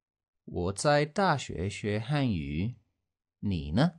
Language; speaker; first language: Chinese; non-native, learner; English